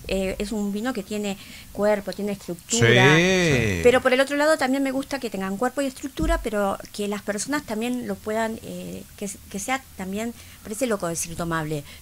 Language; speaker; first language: Spanish; native; Spanish